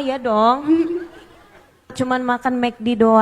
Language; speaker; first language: Indonesian; native; Indonesian